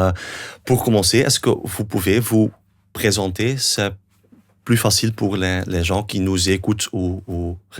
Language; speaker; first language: French; non-native, local second language; Dutch